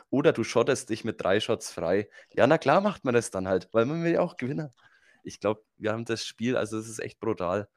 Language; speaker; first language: German; native; German